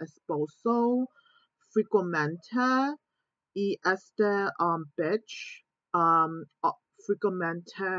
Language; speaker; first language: Spanish; non-native, learner; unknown